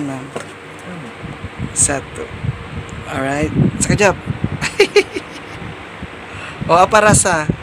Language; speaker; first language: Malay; non-native, learner; Filipino